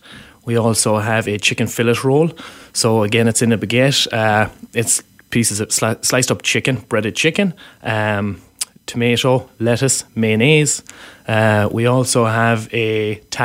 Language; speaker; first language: English; native; English